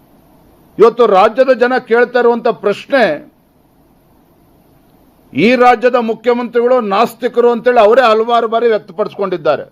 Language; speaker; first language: Kannada; native; Kannada